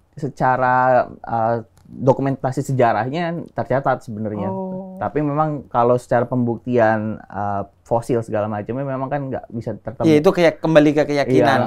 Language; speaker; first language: Indonesian; native; Indonesian